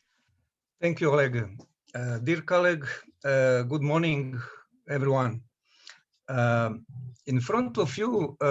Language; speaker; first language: English; non-native, learner; Serbian